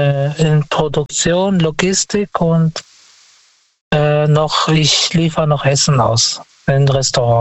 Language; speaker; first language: German; non-native, fluent; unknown